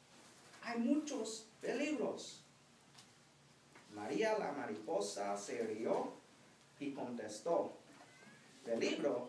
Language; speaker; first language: Spanish; non-native, fluent; English